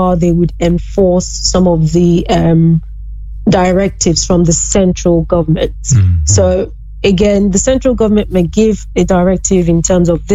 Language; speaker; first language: English; non-native, local second language; Yoruba